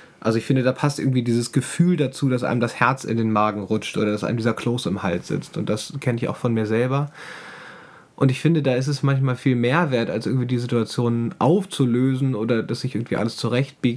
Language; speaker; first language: German; native; German